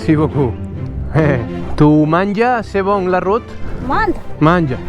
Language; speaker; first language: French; non-native, learner; Spanish